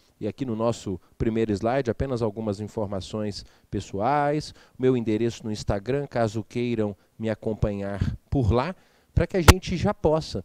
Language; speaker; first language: Portuguese; native; Portuguese